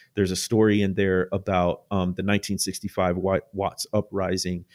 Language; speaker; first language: English; native; English